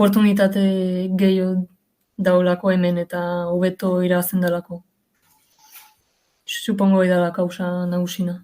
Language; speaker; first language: Basque; early bilingual, other home language; Portuguese